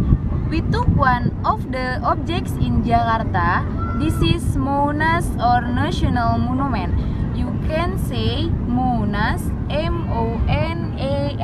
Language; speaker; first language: English; non-native, learner; Indonesian